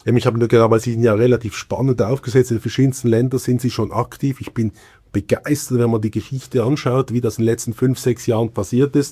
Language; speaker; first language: German; native; German